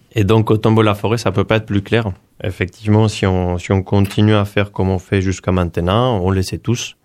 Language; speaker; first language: French; non-native, fluent; Spanish